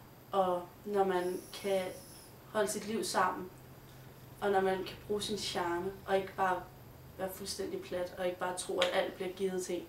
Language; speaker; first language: Danish; native; Danish